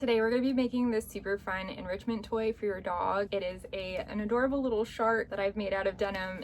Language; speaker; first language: English; native; English